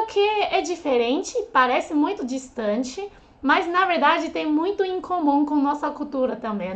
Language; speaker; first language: Portuguese; non-native, fluent; Chinese